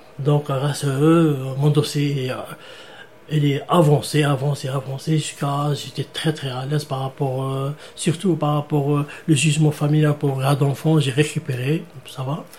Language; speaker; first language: French; non-native, local second language; Arabic